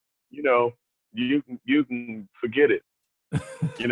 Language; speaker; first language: English; native; English